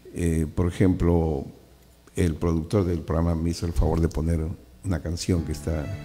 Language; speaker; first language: Spanish; native; Spanish